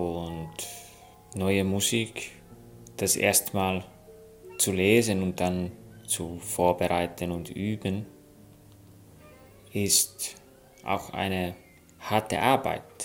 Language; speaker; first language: German; non-native, fluent; Finnish